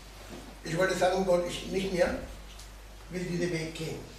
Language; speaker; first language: German; non-native, learner; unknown